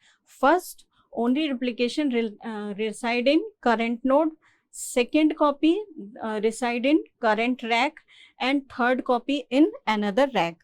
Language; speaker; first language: English; non-native, local second language; Hindi